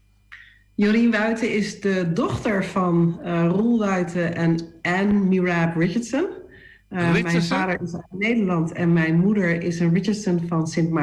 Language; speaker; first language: Dutch; native; Dutch